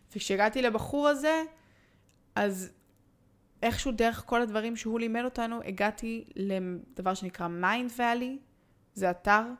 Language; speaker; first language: Hebrew; native; Hebrew